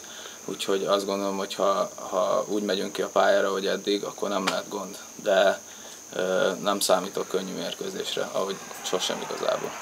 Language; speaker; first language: Hungarian; native; Hungarian